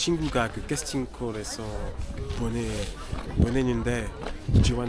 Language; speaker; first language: Korean; non-native, learner; French